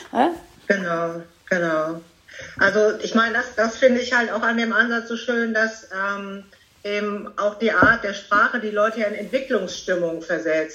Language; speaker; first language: German; native; German